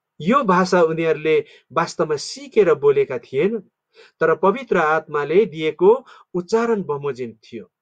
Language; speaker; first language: Nepali; non-native, local second language; Limbu